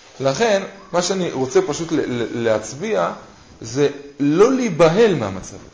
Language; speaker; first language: Hebrew; native; Hebrew